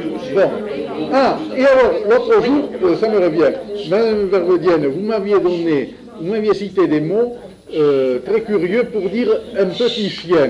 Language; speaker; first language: French; native; French